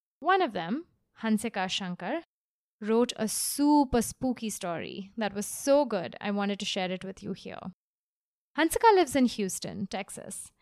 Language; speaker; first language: English; non-native, local second language; Hindi